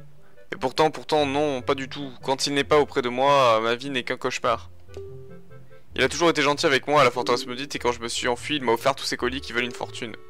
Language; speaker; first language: French; native; French